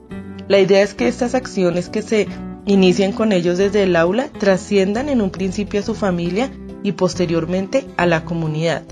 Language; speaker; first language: Spanish; native; Spanish